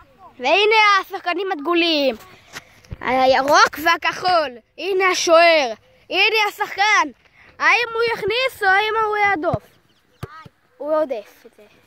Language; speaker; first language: Hebrew; native; Hebrew